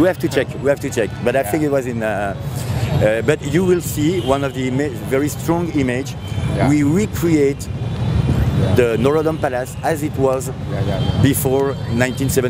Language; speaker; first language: English; non-native, fluent; French